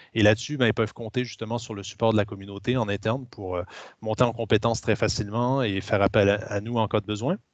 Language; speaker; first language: French; native; French